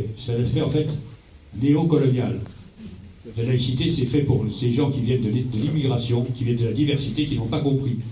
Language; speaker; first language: French; native; French